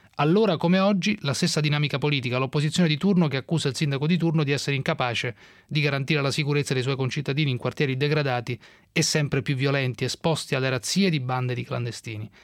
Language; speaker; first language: Italian; native; Italian